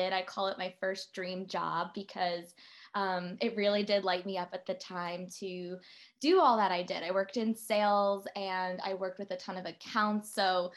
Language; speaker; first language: English; native; English